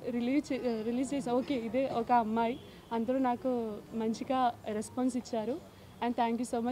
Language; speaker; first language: Telugu; non-native, learner; Malayalam